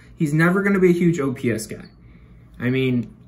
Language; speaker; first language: English; native; English